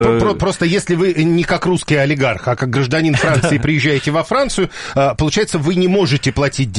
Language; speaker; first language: Russian; native; Russian